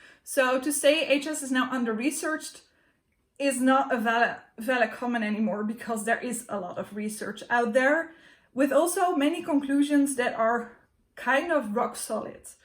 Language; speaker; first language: English; non-native, fluent; Dutch